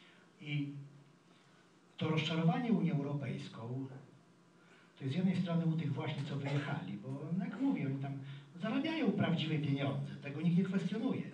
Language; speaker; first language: Polish; native; Polish